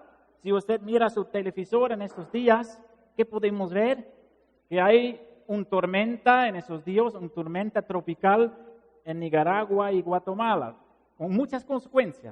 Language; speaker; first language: Spanish; non-native, fluent; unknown